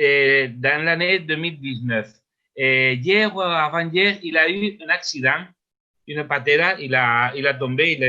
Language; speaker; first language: French; non-native, learner; Spanish